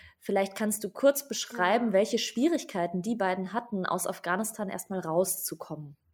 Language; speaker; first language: German; native; German